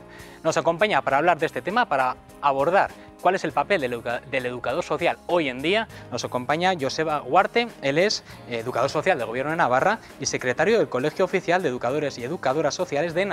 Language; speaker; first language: Spanish; native; Spanish